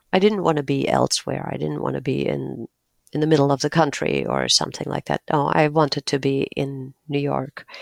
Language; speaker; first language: English; non-native, fluent; German